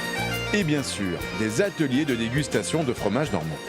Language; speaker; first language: French; native; French